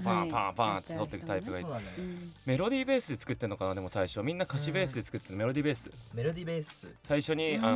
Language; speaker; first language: Japanese; native; Japanese